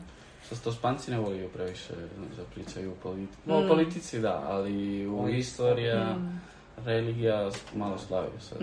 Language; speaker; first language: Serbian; early bilingual, heritage; Spanish